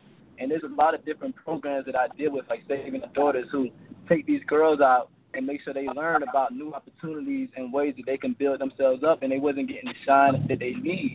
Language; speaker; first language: English; native; English